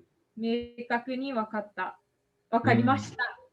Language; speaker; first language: Japanese; non-native, fluent; English